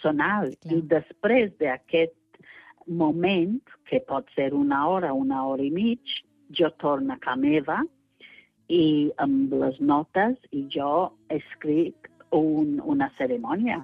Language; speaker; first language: Catalan; non-native, fluent; English